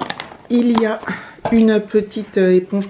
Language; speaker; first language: French; native; French